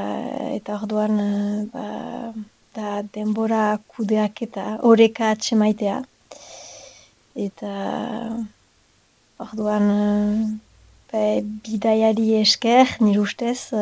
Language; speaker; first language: Basque; non-native, local second language; French